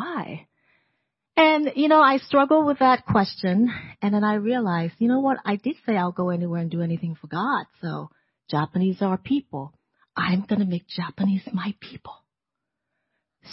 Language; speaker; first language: English; non-native, local second language; Cantonese